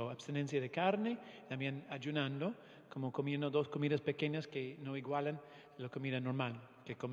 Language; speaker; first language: Spanish; non-native, fluent; English